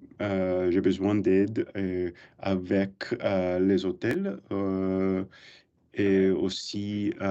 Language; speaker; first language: French; non-native, learner; English